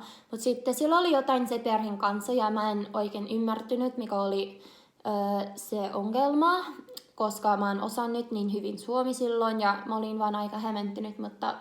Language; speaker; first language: Finnish; non-native, learner; English